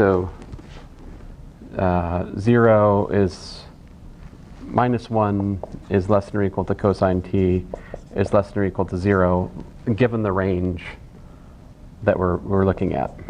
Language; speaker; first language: English; native; English